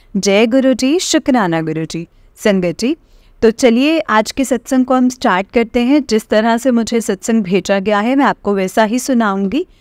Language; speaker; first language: Hindi; native; Hindi